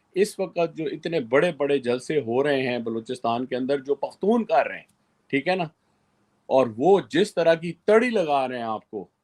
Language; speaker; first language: Urdu; non-native, local second language; Sindhi